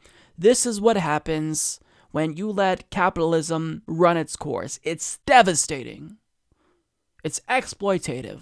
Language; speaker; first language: English; native; English